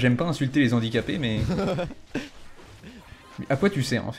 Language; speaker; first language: French; native; French